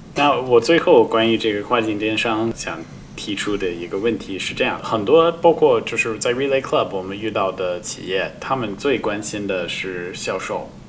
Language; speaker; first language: Chinese; non-native, fluent; English